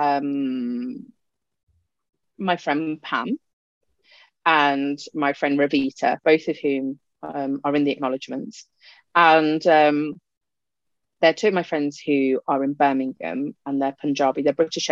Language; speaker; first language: English; non-native, local second language; Punjabi